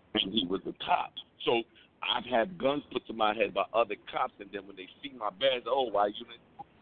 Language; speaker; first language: English; native; English